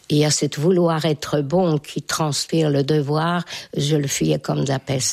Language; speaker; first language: French; non-native, fluent; Hungarian